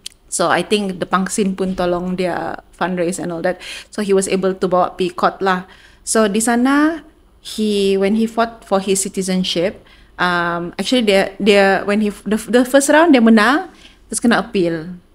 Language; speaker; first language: English; non-native, local second language; Malay